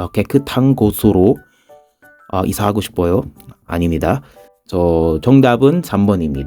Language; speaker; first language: Korean; non-native, fluent; Filipino